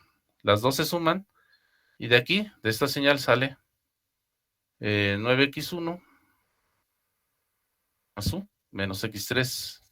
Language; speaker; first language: Spanish; native; Spanish